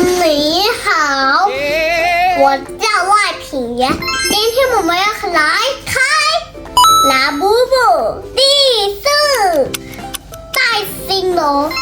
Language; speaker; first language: Chinese; early bilingual, heritage; Chinese